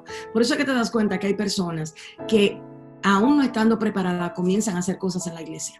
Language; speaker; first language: Spanish; native; Spanish